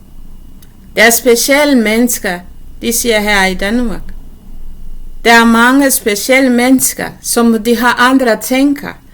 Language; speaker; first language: Danish; non-native, learner; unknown